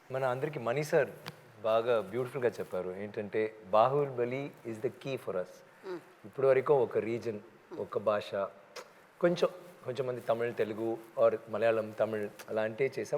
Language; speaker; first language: Telugu; non-native, local second language; Tamil